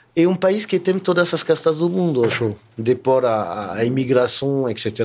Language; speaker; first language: Portuguese; non-native, fluent; French